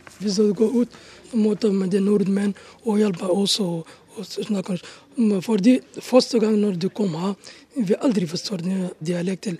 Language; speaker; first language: Norwegian; non-native, learner; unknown